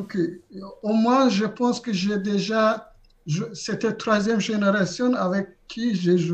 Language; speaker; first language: French; non-native, fluent; Azerbaijani